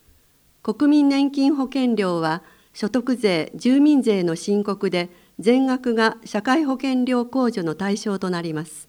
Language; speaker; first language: Japanese; native; Japanese